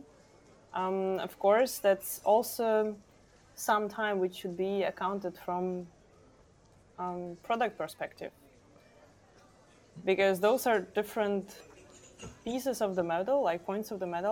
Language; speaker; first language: English; non-native, fluent; Ukrainian